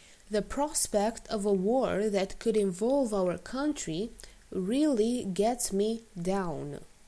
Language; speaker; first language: English; non-native, fluent; Romanian